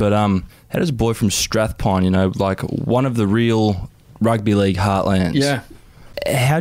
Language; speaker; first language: English; native; English